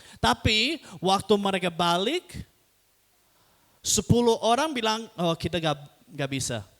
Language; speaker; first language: Indonesian; non-native, fluent; English